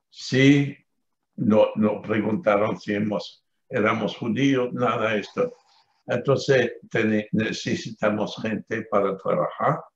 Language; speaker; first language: Spanish; non-native, fluent; French